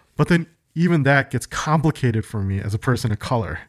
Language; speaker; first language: English; early bilingual, other home language; Korean